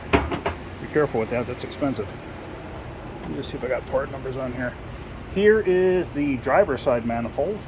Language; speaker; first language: English; native; English